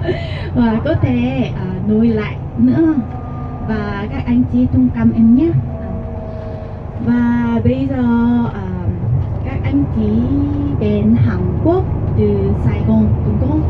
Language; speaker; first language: Vietnamese; non-native, learner; Korean